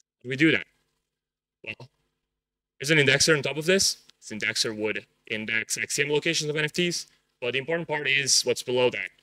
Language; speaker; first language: English; non-native, fluent; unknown